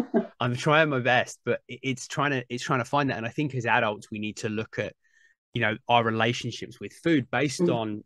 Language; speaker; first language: English; native; English